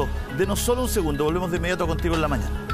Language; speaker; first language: Spanish; native; Spanish